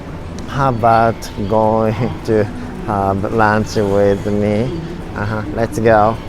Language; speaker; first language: English; non-native, learner; Japanese